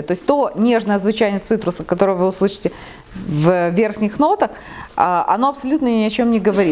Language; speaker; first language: Russian; native; Russian